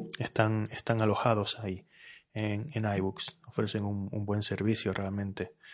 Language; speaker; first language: Spanish; native; Spanish